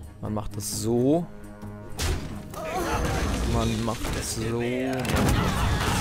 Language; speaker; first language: German; native; German